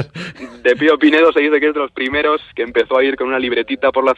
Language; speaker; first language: Spanish; native; Spanish